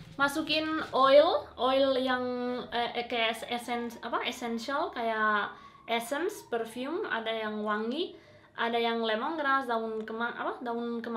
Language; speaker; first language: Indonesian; non-native, fluent; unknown